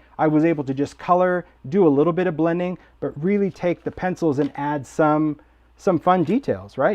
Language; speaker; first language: English; native; English